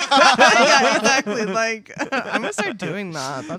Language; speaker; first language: English; native; English